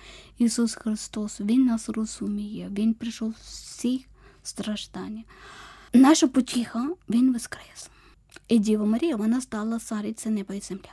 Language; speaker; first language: Ukrainian; non-native, learner; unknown